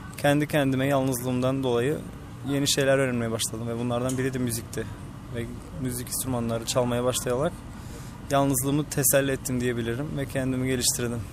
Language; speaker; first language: Turkish; native; Turkish